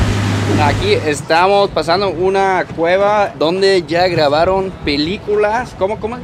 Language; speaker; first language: Spanish; non-native, fluent; German